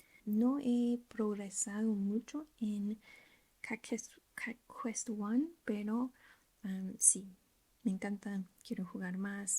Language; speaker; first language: Spanish; non-native, learner; English